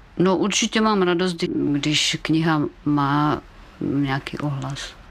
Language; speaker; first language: Czech; native; Czech